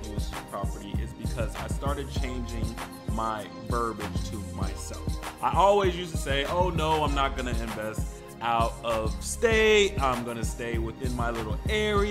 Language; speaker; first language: English; native; English